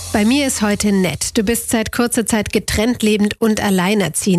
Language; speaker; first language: German; native; German